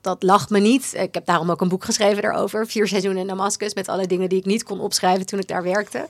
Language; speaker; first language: Dutch; native; Dutch